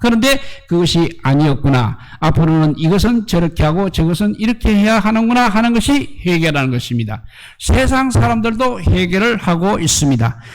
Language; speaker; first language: Korean; native; Korean